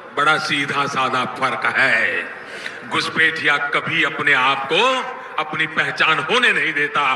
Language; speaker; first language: Hindi; native; Hindi